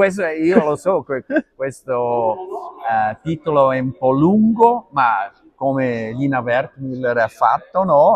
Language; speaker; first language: Italian; non-native, learner; Arabic